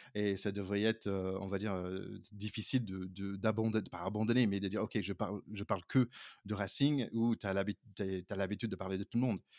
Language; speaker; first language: French; non-native, fluent; English